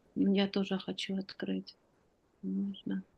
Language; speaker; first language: Russian; non-native, fluent; Armenian